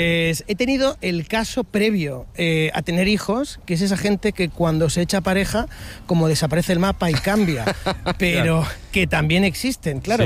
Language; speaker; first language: Spanish; native; Spanish